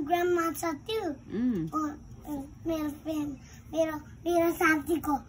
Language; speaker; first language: Nepali; early bilingual, heritage; Nepali